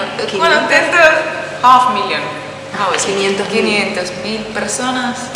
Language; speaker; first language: Spanish; non-native, fluent; Finnish